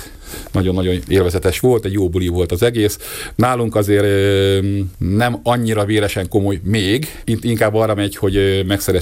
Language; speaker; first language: Hungarian; native; Hungarian